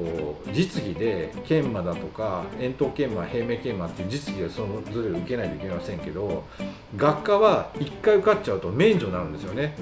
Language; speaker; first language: Japanese; native; Japanese